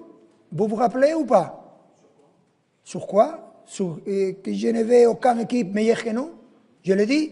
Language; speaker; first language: French; non-native, fluent; Spanish